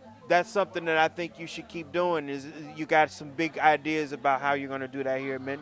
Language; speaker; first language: English; native; English